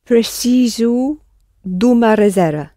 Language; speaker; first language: Portuguese; non-native, learner; English